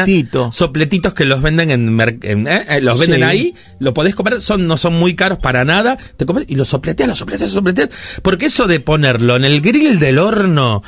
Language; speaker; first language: Spanish; native; Spanish